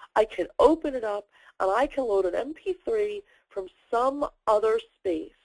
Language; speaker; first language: English; native; English